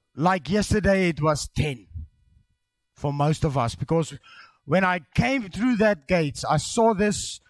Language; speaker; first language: English; non-native, local second language; Afrikaans